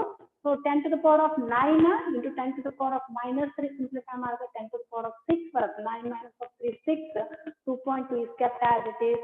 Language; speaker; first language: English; non-native, local second language; Kannada